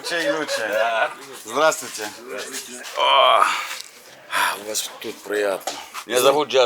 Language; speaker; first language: Russian; non-native, learner; English